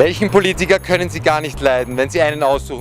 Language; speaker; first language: German; native; German